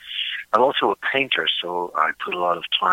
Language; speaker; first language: English; native; English